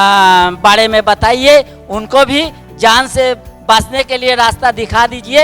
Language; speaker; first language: Hindi; non-native, local second language; Bangla